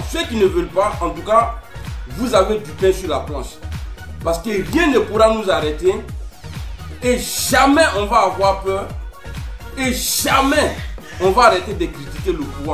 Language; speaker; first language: French; native; French